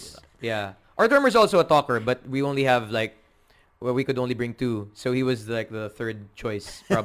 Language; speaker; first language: English; non-native, local second language; Filipino